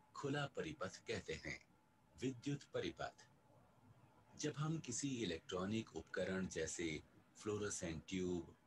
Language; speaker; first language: Hindi; native; Hindi